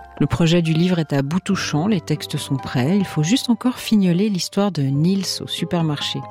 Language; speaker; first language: French; native; French